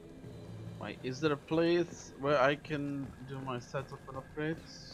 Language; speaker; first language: English; native; English